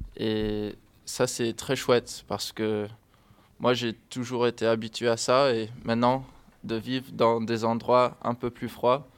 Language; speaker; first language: French; non-native, fluent; English